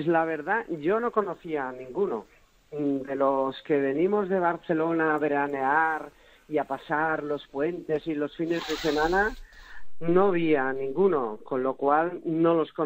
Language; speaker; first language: Spanish; native; Spanish